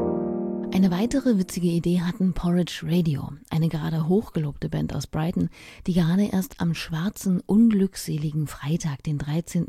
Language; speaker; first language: German; native; German